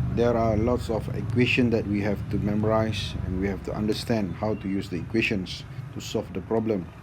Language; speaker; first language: English; non-native, local second language; Malay